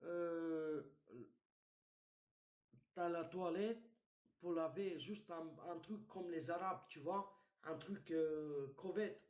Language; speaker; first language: French; non-native, fluent; Romanian